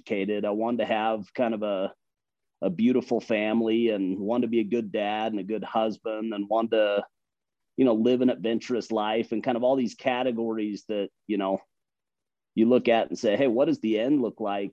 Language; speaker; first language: English; native; English